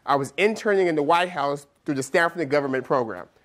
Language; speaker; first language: English; native; English